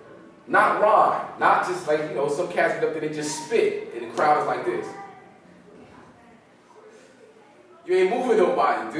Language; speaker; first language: English; native; English